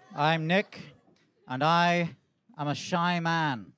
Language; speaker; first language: English; native; English